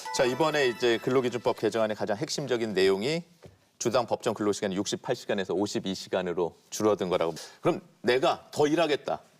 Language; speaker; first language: Korean; native; Korean